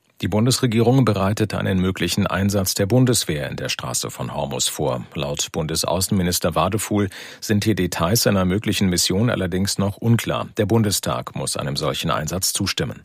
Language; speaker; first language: German; native; German